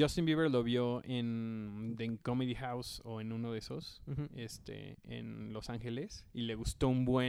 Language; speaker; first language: Spanish; native; Spanish